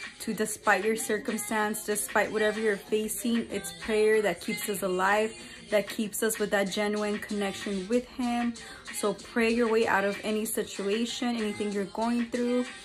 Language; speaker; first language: English; early bilingual, other home language; Spanish